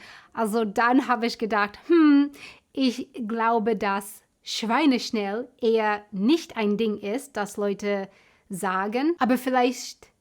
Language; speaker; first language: German; non-native, fluent; English